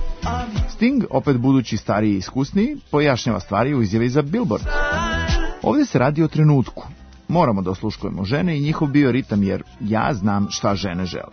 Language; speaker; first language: Serbian; native; Serbian